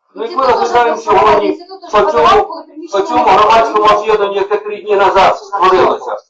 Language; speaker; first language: Ukrainian; native; Ukrainian